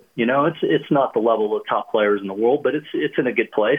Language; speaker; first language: English; native; English